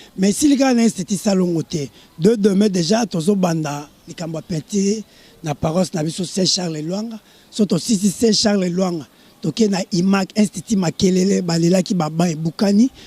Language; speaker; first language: Lingala; native; Lingala